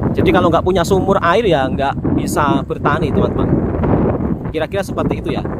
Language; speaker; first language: Indonesian; native; Indonesian